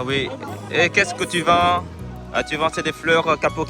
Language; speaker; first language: French; non-native, fluent; Vietnamese